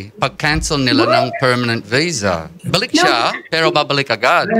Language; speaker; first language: Filipino; non-native, learner; English